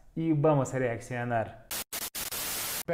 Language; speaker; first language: Spanish; non-native, learner; Russian